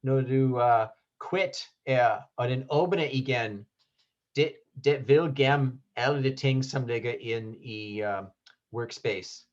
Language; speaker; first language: Danish; non-native, fluent; English